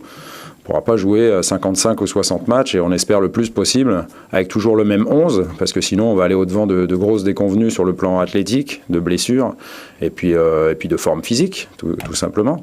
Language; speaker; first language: French; native; French